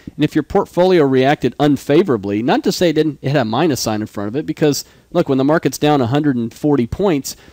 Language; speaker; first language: English; native; English